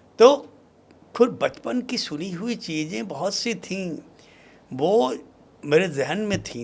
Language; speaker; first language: Hindi; non-native, local second language; Bhojpuri